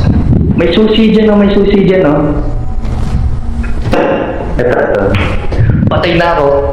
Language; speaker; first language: Filipino; native; Filipino